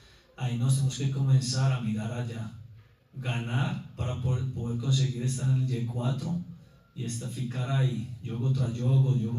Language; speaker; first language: Portuguese; non-native, learner; Spanish